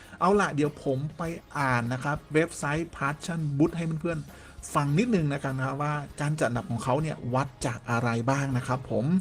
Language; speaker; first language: Thai; native; Thai